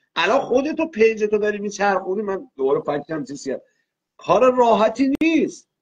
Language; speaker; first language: Persian; non-native, local second language; Azerbaijani